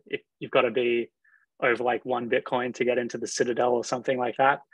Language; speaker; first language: English; native; English